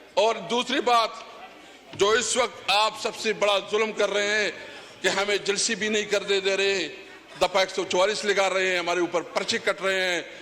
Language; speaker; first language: Urdu; non-native, local second language; Pashto